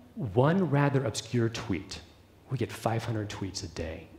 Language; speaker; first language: English; native; English